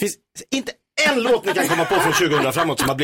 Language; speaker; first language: Swedish; native; Swedish